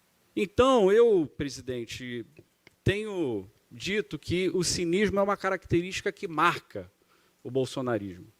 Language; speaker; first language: Portuguese; native; Portuguese